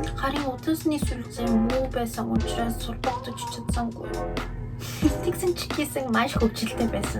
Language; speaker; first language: Mongolian; early bilingual, heritage; Mongolian